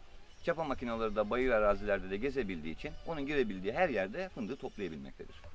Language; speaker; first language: Turkish; native; Turkish